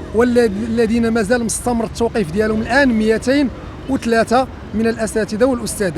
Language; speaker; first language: Arabic; native; Arabic